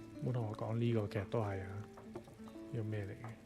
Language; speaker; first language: Chinese; native; Chinese